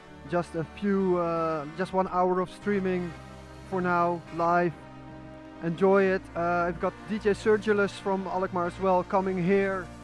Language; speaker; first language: English; non-native, fluent; Dutch